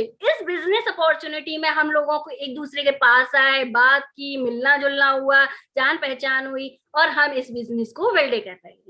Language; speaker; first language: Hindi; native; Hindi